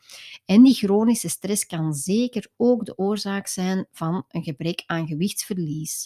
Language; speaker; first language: Dutch; native; Dutch